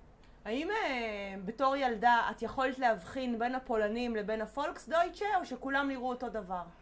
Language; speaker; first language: Hebrew; native; Hebrew